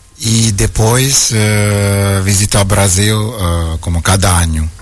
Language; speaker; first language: Portuguese; non-native, learner; Ukrainian